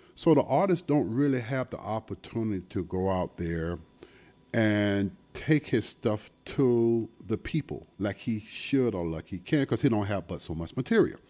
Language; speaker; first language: English; native; English